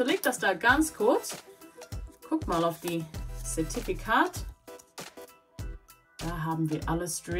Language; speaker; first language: German; non-native, learner; English